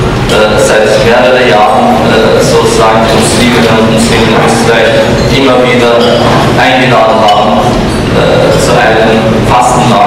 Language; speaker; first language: German; non-native, fluent; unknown